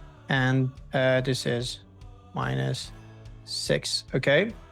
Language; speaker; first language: English; non-native, fluent; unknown